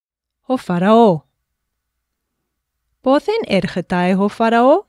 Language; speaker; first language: Greek; non-native, fluent; English